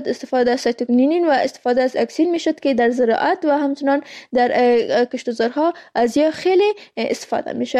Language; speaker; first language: Persian; native; Persian